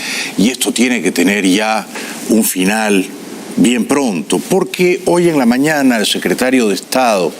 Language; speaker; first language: Spanish; native; Spanish